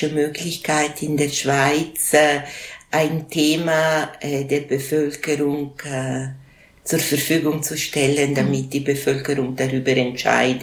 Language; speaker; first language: German; non-native, local second language; Italian